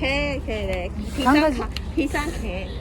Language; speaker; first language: Korean; non-native, learner; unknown